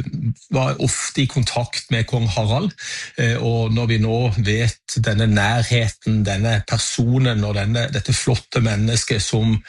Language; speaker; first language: Norwegian; native; Norwegian